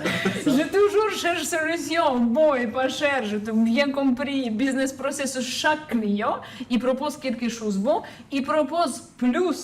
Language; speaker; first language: French; non-native, learner; Ukrainian